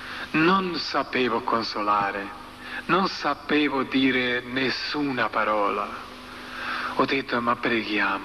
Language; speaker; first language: Italian; non-native, fluent; Croatian